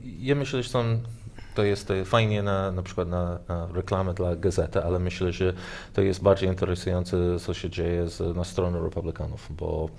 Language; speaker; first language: Polish; non-native, learner; English